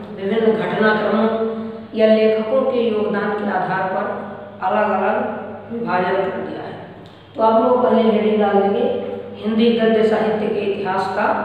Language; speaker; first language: Hindi; native; Hindi